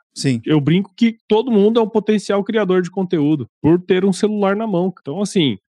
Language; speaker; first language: Portuguese; native; Portuguese